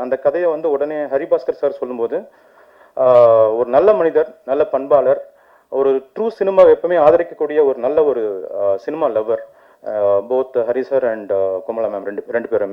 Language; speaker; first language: Tamil; native; Tamil